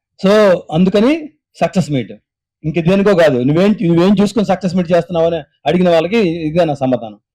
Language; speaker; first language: Telugu; native; Telugu